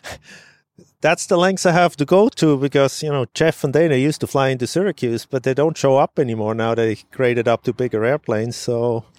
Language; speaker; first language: English; non-native, fluent; German